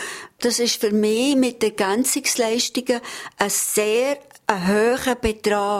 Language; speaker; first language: German; native; German